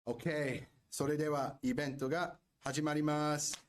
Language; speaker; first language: Japanese; non-native, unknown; English